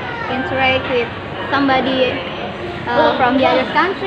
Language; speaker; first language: English; non-native, learner; Indonesian